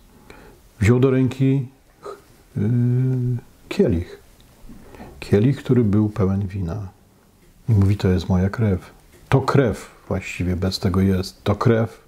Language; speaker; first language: Polish; native; Polish